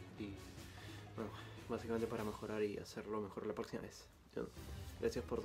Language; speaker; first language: Spanish; native; Spanish